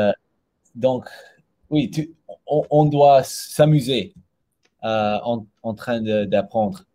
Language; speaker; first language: French; non-native, learner; English